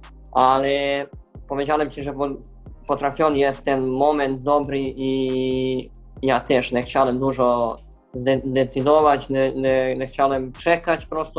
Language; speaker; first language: Polish; non-native, learner; Serbian